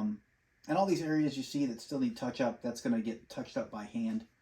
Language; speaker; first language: English; native; English